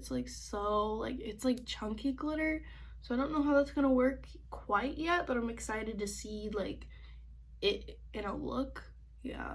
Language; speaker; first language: English; native; English